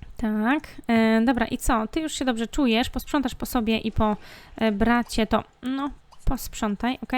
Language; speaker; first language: Polish; native; Polish